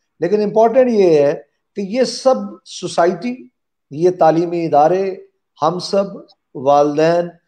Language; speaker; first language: Urdu; non-native, local second language; Punjabi